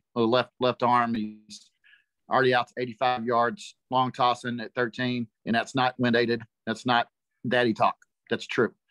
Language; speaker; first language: English; native; English